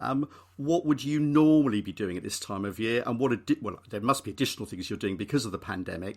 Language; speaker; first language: English; native; English